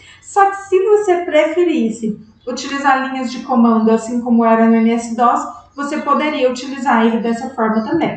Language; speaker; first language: Portuguese; native; Portuguese